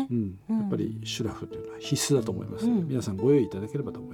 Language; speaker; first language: Japanese; native; Japanese